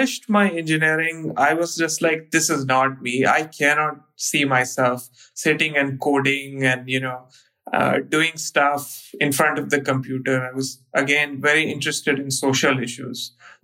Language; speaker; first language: English; non-native, local second language; Hindi